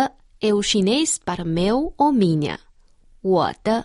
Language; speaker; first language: Portuguese; non-native, fluent; Chinese